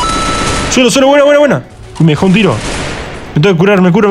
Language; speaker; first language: Spanish; native; Spanish